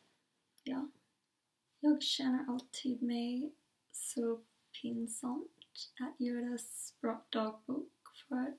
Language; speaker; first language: Swedish; non-native, learner; English